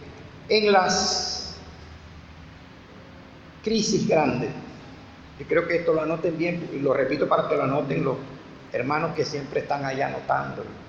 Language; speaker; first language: Spanish; native; Spanish